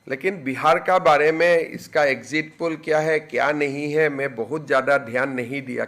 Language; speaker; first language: Hindi; non-native, local second language; Assamese